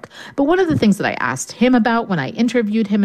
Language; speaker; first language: English; native; English